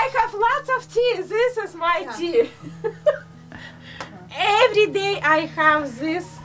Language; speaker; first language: English; non-native, learner; Russian